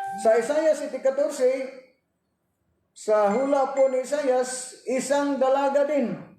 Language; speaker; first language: Filipino; non-native, local second language; Cebuano